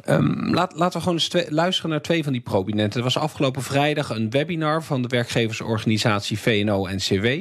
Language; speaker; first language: Dutch; native; Dutch